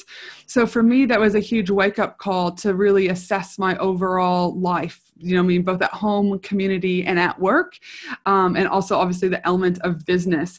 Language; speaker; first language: English; native; English